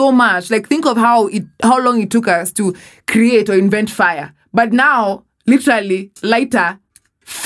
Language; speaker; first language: English; non-native, local second language; Swahili